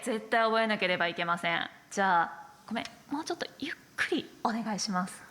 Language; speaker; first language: Japanese; native; Japanese